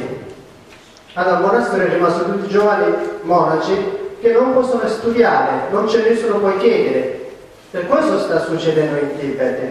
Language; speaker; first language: Italian; non-native, learner; Tibetan